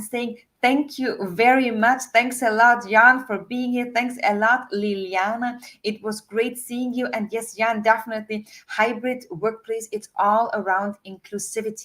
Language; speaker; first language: English; non-native, fluent; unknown